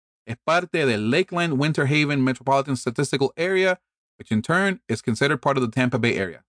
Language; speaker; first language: English; early bilingual, other home language; Spanish